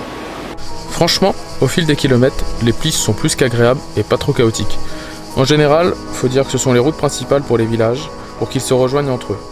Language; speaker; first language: French; native; French